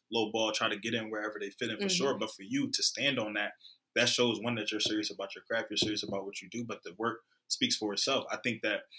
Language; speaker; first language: English; native; English